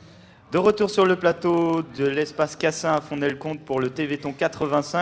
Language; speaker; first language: French; native; French